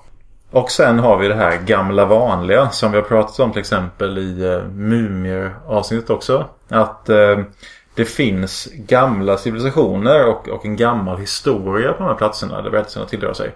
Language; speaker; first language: Swedish; native; Swedish